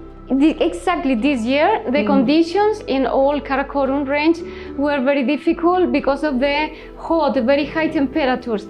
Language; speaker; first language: English; non-native, learner; Spanish